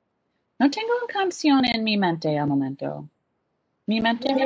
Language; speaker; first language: Spanish; non-native, learner; English